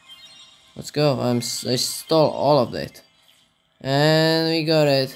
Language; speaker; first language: English; non-native, learner; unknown